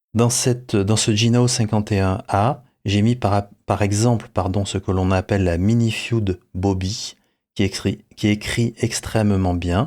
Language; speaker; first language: French; native; French